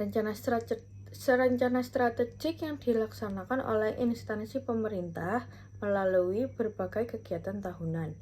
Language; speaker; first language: Indonesian; native; Indonesian